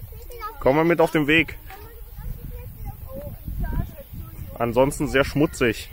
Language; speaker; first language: German; non-native, fluent; Vietnamese